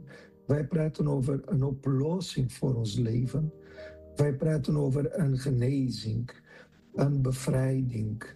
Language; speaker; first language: Dutch; non-native, fluent; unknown